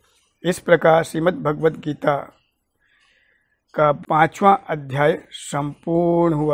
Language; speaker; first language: Hindi; native; Hindi